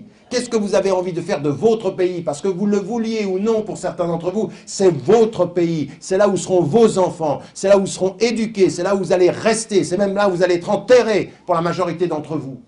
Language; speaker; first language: French; native; French